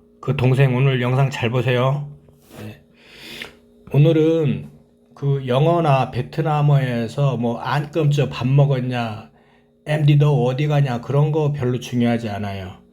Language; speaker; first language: Korean; native; Korean